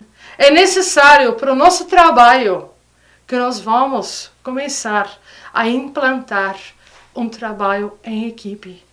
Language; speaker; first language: Portuguese; non-native, fluent; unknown